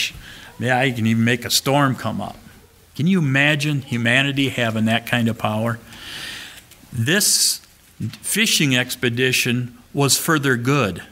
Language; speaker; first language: English; native; English